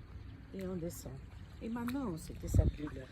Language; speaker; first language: French; non-native, fluent; Spanish